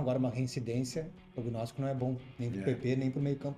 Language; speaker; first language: Portuguese; native; Portuguese